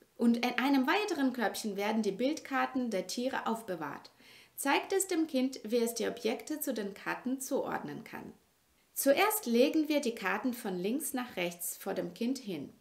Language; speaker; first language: German; non-native, fluent; Russian